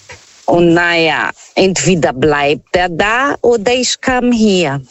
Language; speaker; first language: German; non-native, learner; Portuguese